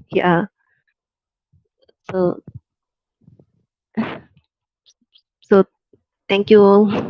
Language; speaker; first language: Hindi; non-native, fluent; Bangla